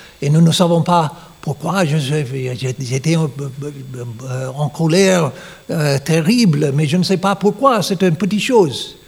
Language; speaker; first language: French; non-native, learner; English